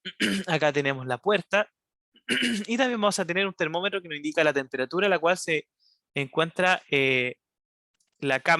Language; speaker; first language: Spanish; native; Spanish